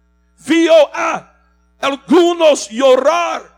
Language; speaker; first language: Spanish; non-native, learner; English